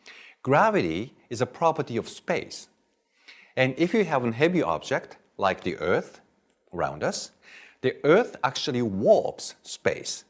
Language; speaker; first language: English; non-native, fluent; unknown